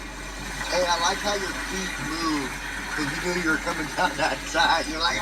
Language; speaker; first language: English; native; English